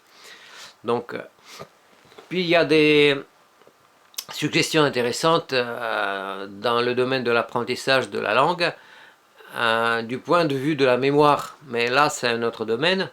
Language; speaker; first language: French; non-native, fluent; Russian